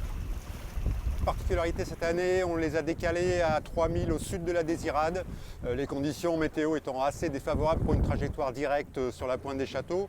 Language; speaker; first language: French; native; French